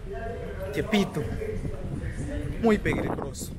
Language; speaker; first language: Spanish; non-native, learner; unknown